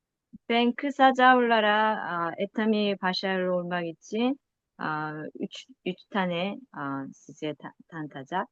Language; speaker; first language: Turkish; non-native, learner; Korean